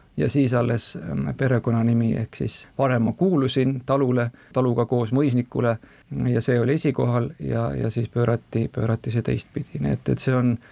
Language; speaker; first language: Estonian; native; Estonian